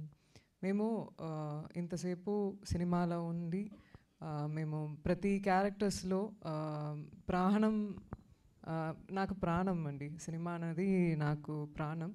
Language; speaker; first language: Telugu; non-native, fluent; Tamil